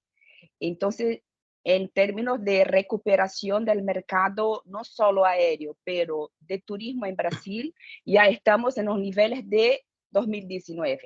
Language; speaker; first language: Spanish; non-native, fluent; Portuguese